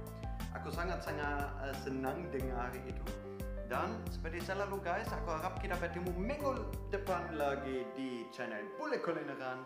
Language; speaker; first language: Indonesian; non-native, fluent; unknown